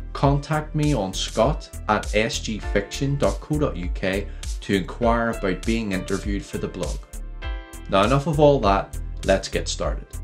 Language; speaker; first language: English; native; English